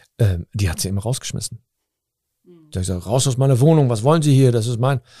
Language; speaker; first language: German; early bilingual, other home language; Turkish